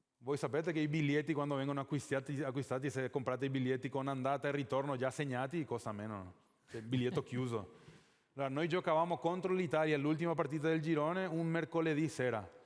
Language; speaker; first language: Italian; non-native, fluent; Spanish